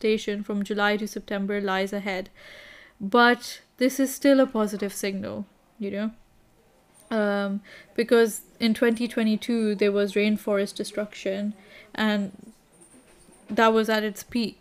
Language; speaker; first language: English; non-native, local second language; Urdu